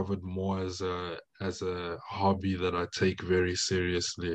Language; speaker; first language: English; non-native, local second language; French